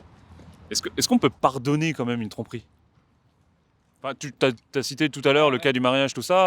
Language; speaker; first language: French; native; French